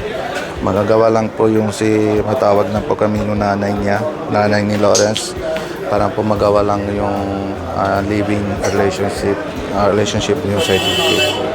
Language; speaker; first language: Filipino; non-native, learner; Punjabi